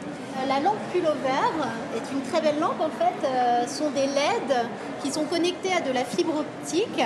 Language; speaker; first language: French; native; French